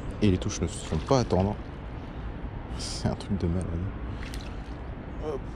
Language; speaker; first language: French; native; French